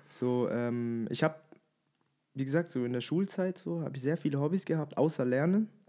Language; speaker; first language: German; native; German